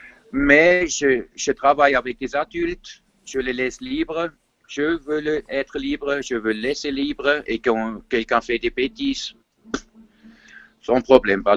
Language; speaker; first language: French; non-native, fluent; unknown